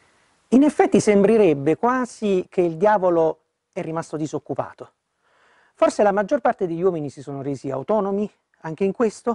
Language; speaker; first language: Italian; native; Italian